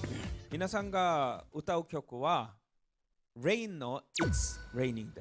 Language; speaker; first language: Japanese; non-native, learner; Korean